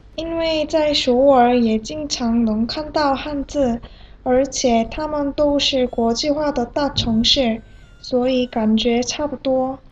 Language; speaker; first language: Chinese; non-native, learner; Korean